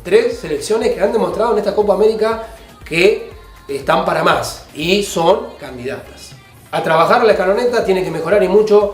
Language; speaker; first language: Spanish; native; Spanish